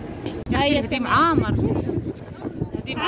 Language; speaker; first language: Arabic; native; Arabic